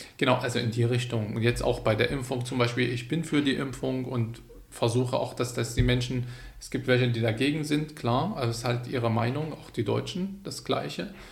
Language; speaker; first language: German; non-native, fluent; Arabic